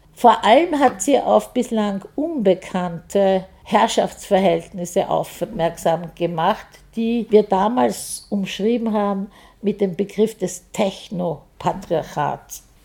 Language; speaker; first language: German; native; German